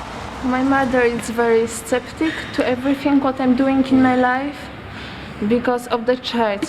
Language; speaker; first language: English; non-native, learner; Polish